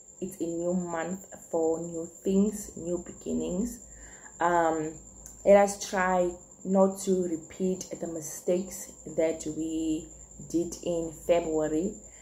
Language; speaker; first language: English; non-native, local second language; Afrikaans